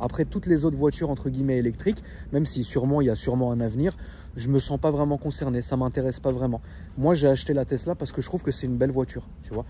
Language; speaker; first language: French; native; French